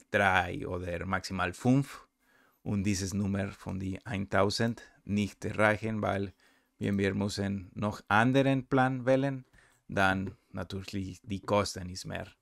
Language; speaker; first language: German; non-native, learner; Spanish